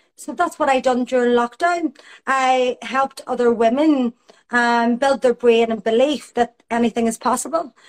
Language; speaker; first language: English; native; English